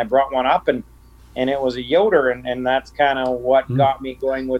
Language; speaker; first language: English; native; English